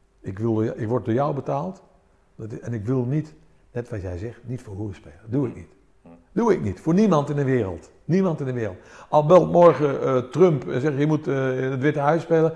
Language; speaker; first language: Dutch; early bilingual, other home language; Armenian